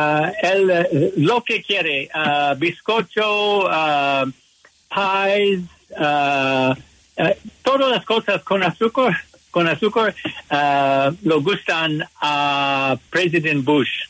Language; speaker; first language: Spanish; non-native, learner; English